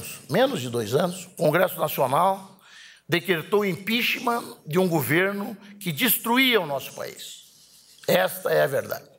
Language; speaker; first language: Portuguese; native; Portuguese